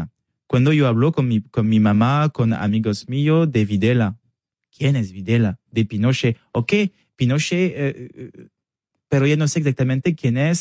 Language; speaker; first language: Spanish; non-native, learner; French